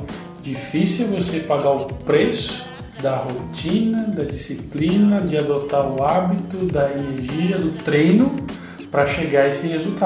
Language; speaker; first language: Portuguese; native; Portuguese